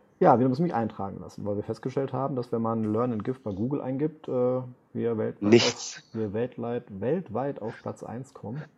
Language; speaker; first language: German; native; German